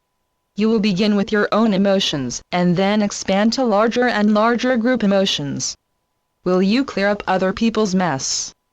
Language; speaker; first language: English; native; English